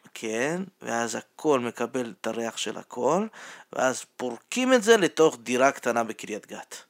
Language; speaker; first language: Hebrew; non-native, fluent; Russian